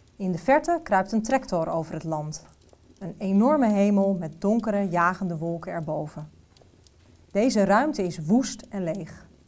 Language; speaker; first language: Dutch; native; Dutch